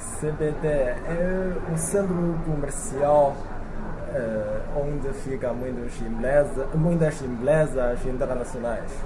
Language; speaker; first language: Portuguese; non-native, learner; Chinese